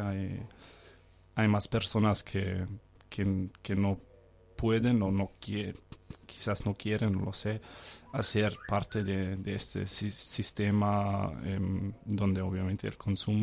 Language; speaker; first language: Spanish; non-native, fluent; Danish